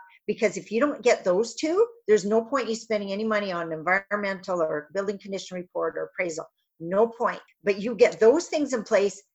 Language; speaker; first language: English; native; English